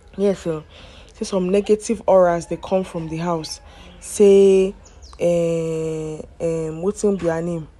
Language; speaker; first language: Nigerian Pidgin; native; Nigerian Pidgin